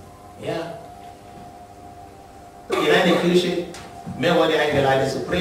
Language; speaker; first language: German; non-native, learner; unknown